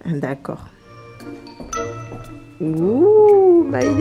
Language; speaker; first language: French; native; French